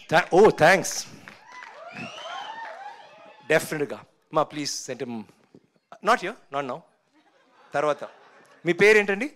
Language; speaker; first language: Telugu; non-native, learner; Tamil